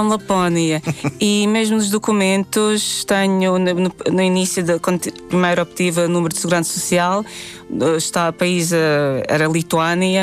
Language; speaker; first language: Portuguese; non-native, fluent; Latvian